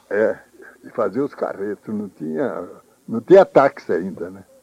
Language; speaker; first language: Portuguese; native; Portuguese